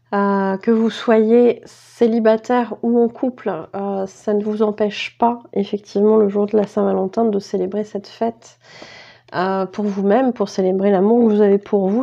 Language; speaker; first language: French; native; French